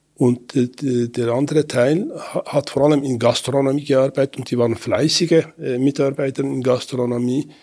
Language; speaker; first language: German; non-native, fluent; Kurdish